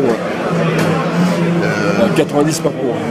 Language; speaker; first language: French; native; French